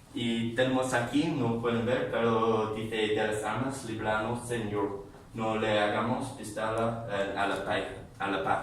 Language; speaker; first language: Spanish; non-native, learner; English